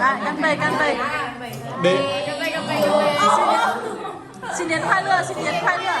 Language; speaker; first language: Chinese; non-native, fluent; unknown